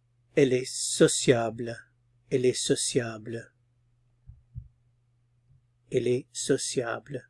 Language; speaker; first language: French; non-native, fluent; English